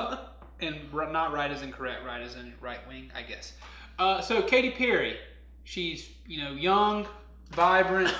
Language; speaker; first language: English; native; English